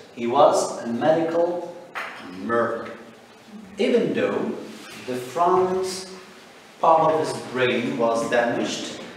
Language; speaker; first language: English; non-native, fluent; Turkish